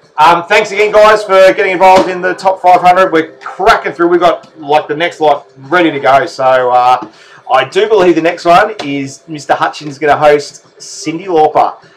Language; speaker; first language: English; native; English